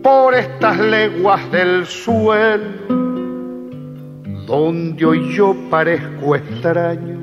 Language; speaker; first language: Spanish; native; Spanish